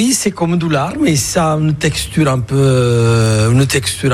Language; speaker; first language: French; non-native, fluent; Italian